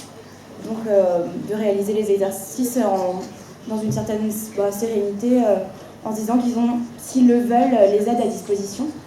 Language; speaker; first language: French; native; French